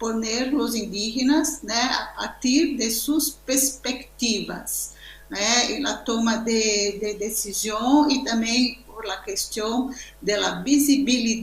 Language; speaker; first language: Spanish; non-native, learner; Portuguese